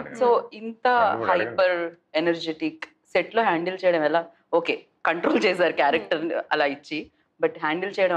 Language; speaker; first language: Telugu; native; Telugu